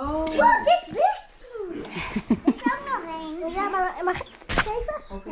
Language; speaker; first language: Dutch; native; Dutch